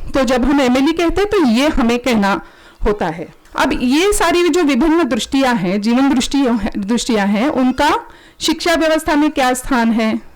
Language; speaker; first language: Hindi; non-native, local second language; Marathi